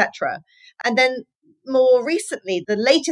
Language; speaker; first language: English; native; English